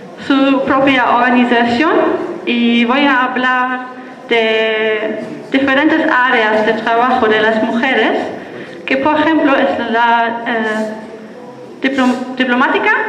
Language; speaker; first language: Spanish; non-native, fluent; German